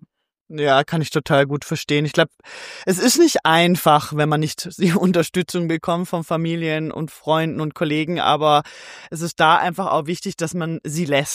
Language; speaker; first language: German; native; German